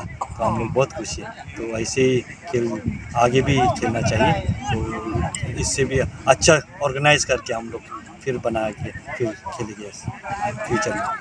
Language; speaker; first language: Hindi; non-native, fluent; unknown